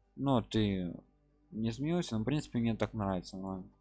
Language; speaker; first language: Russian; non-native, local second language; Ukrainian